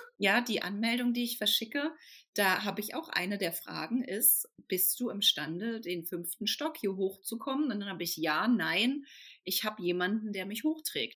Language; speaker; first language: German; native; German